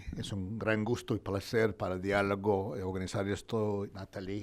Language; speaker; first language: Spanish; non-native, fluent; English